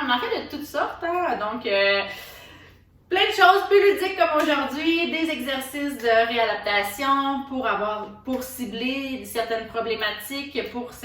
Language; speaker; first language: French; native; French